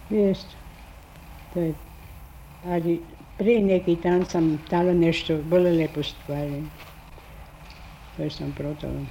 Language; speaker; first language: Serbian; non-native, learner; German